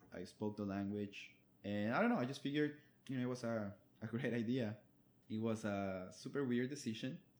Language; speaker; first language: English; non-native, fluent; Spanish